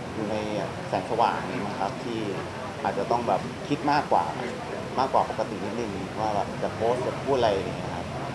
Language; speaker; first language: Thai; native; Thai